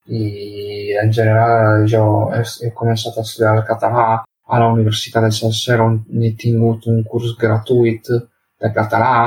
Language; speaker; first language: Catalan; non-native, fluent; Italian